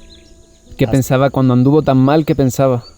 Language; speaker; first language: Spanish; native; Spanish